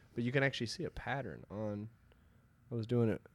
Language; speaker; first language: English; native; English